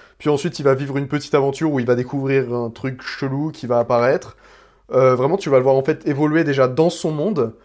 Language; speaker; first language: French; native; French